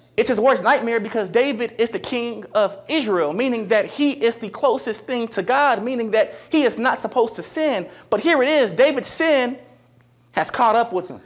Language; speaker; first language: English; native; English